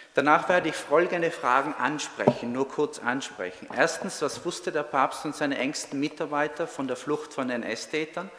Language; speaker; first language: German; native; German